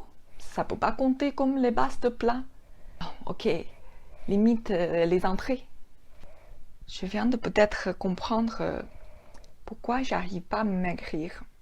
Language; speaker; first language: French; non-native, fluent; Chinese